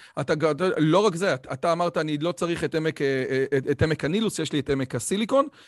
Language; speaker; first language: Hebrew; native; Hebrew